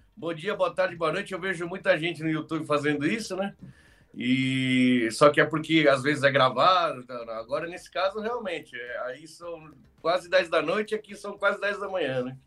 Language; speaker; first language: Portuguese; early bilingual, other home language; Spanish